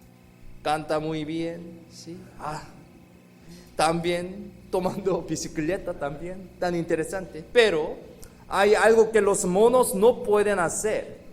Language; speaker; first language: Spanish; non-native, fluent; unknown